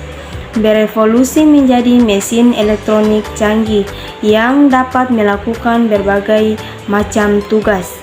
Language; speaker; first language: Indonesian; native; Indonesian